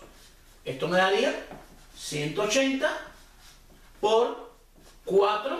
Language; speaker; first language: Spanish; native; Spanish